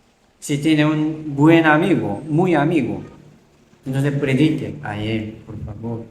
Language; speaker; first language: Spanish; non-native, learner; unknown